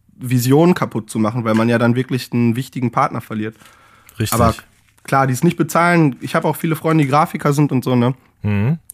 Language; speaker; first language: German; native; German